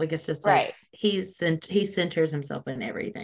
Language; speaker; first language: English; native; English